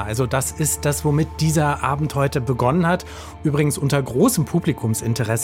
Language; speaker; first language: German; native; German